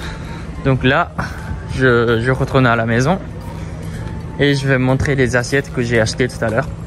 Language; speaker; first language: French; non-native, fluent; Japanese